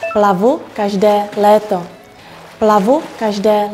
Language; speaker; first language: Czech; early bilingual, other home language; Vietnamese